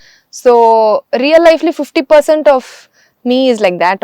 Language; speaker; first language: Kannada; early bilingual, heritage; Kannada